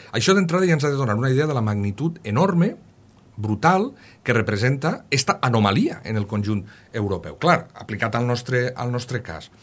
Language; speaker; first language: Catalan; native; Catalan